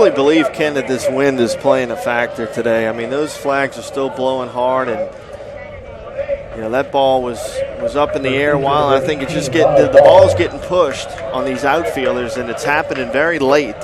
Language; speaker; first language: English; native; English